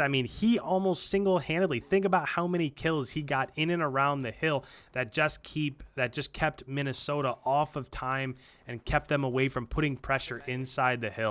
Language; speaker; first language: English; native; English